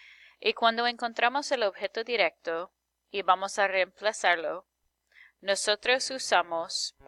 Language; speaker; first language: Spanish; non-native, fluent; English